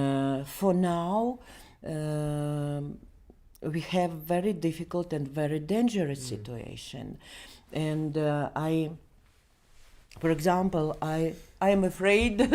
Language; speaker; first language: English; non-native, learner; Belarusian